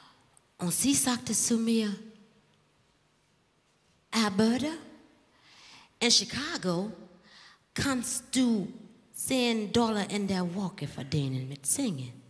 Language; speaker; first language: German; non-native, learner; English